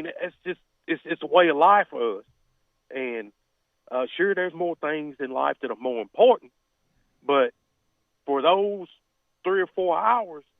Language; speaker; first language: English; native; English